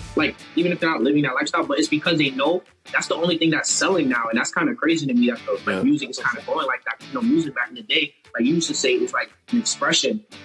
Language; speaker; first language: English; native; English